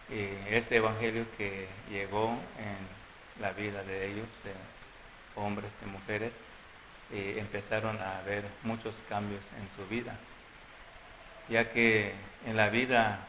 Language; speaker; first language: Spanish; non-native, local second language; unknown